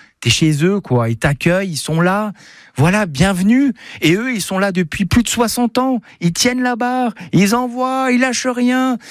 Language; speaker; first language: French; native; French